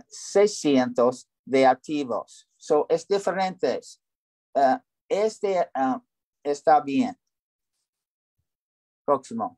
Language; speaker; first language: Spanish; non-native, learner; English